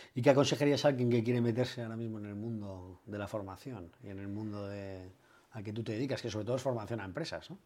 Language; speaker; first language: Spanish; native; Spanish